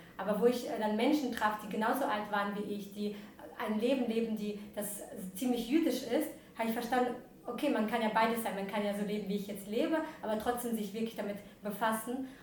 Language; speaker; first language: German; early bilingual, other home language; Russian